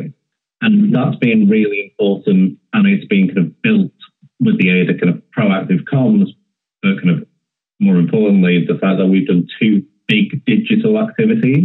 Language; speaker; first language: English; native; English